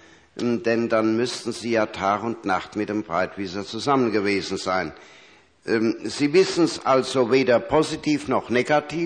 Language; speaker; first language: German; native; German